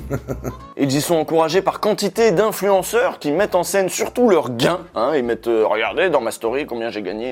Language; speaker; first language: French; native; French